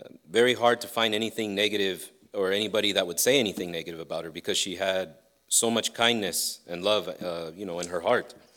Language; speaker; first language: English; early bilingual, other home language; Spanish